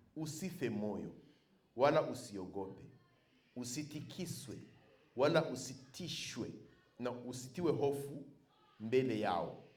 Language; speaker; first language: Swahili; non-native, local second language; Bembe